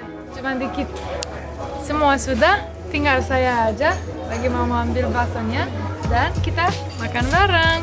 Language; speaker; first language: Indonesian; non-native, fluent; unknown